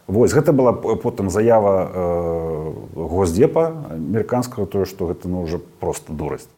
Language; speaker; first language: Belarusian; native; Belarusian